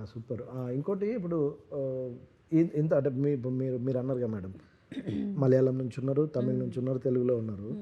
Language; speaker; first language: Telugu; native; Telugu